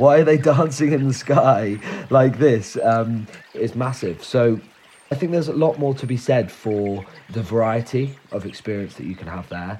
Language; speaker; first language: English; native; English